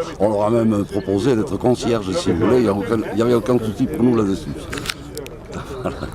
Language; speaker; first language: French; native; French